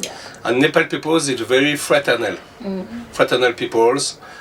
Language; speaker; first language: English; non-native, learner; French